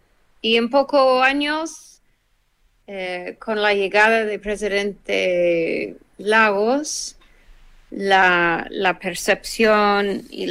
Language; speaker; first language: Spanish; non-native, fluent; English